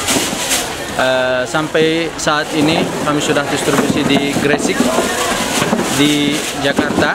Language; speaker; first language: Indonesian; non-native, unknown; Turkish